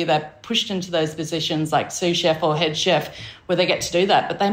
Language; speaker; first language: English; native; English